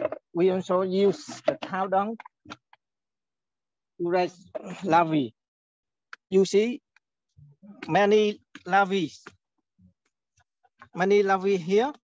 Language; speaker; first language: English; non-native, learner; Vietnamese